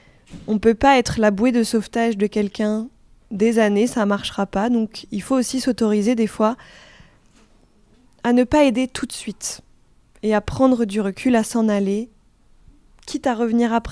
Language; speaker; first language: French; native; French